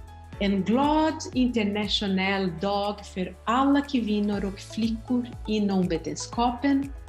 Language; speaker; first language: Swedish; non-native, fluent; Portuguese